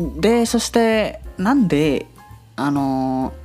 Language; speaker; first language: Japanese; non-native, learner; Indonesian